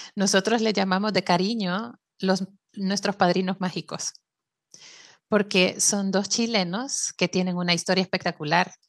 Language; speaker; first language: Spanish; native; Spanish